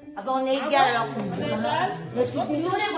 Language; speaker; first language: French; native; French